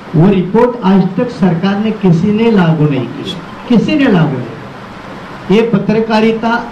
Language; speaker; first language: Hindi; non-native, local second language; Marathi